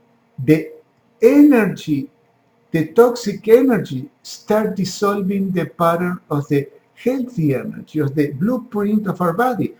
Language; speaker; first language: English; non-native, fluent; Spanish